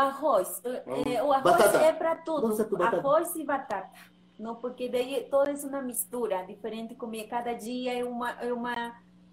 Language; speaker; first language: Portuguese; non-native, learner; Spanish